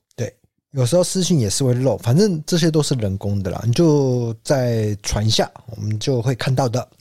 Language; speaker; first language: Chinese; native; Chinese